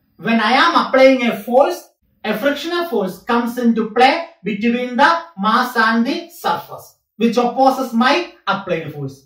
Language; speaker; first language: English; non-native, local second language; Malayalam